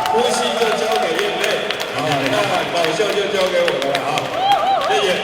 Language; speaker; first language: Chinese; native; Chinese